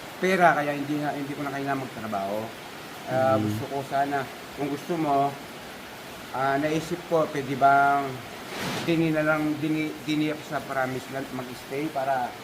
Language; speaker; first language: Filipino; native; Filipino